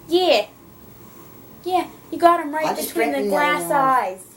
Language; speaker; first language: English; native; English